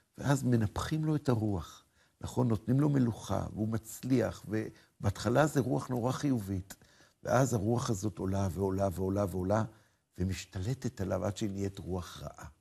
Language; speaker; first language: Hebrew; native; Hebrew